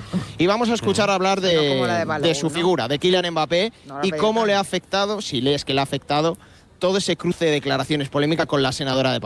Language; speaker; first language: Spanish; native; Spanish